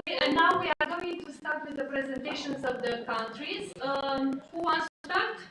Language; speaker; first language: English; non-native, fluent; Romanian